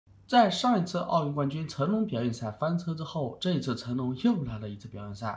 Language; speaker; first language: Chinese; native; Chinese